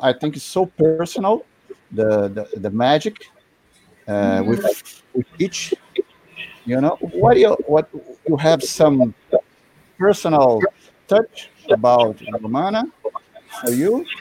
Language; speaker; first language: English; non-native, learner; Portuguese